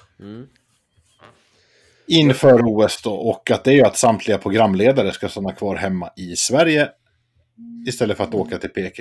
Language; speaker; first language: Swedish; native; Swedish